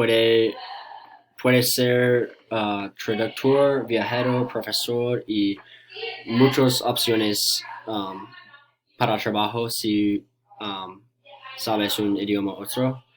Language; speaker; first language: Spanish; non-native, learner; English